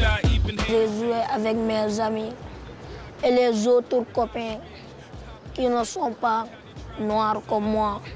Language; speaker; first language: French; non-native, learner; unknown